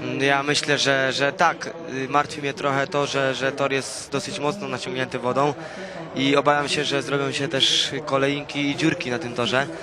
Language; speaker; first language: Polish; native; Polish